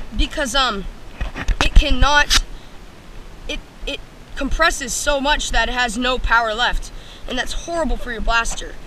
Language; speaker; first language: English; native; English